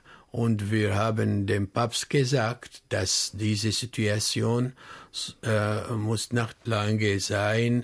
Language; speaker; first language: German; non-native, fluent; Arabic